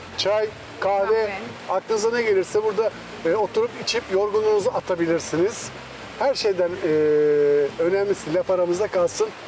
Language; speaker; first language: Turkish; native; Turkish